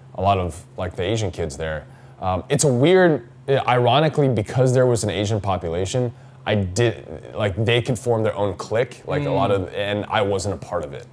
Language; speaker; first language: English; native; English